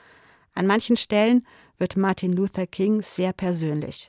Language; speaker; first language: German; native; German